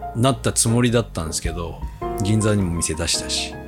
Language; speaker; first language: Japanese; native; Japanese